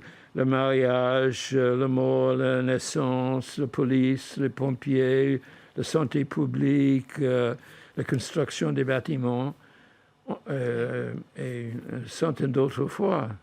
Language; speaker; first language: French; non-native, fluent; English